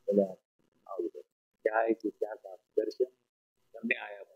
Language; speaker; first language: Hindi; non-native, local second language; Marathi